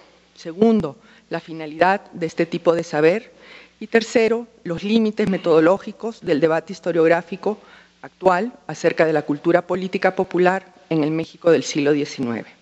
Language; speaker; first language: Spanish; native; Spanish